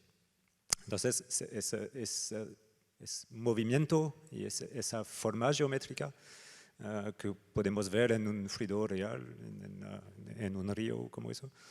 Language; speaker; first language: Spanish; non-native, fluent; French